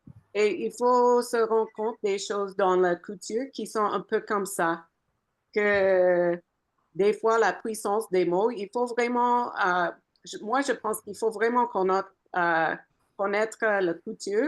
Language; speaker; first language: French; non-native, fluent; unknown